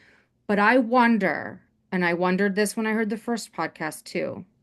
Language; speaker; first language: English; native; English